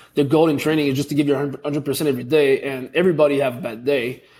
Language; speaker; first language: English; native; English